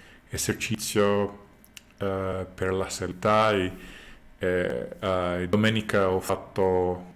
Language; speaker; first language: Italian; non-native, learner; English